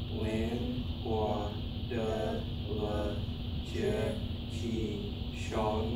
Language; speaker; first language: Chinese; non-native, learner; English